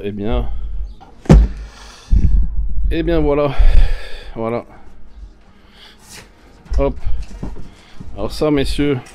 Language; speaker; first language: French; native; French